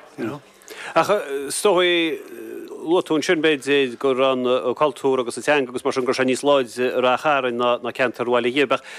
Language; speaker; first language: Irish; native; Irish